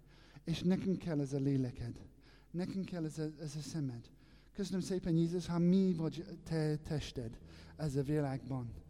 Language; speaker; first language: Hungarian; non-native, learner; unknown